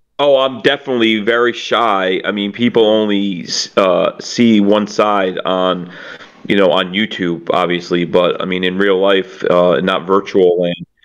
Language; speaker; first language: English; native; English